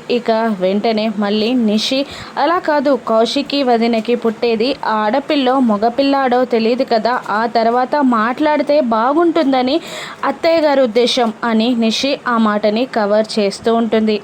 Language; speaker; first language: Telugu; native; Telugu